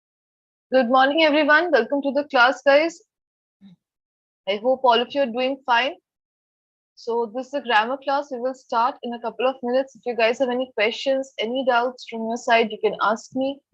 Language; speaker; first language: English; non-native, local second language; Hindi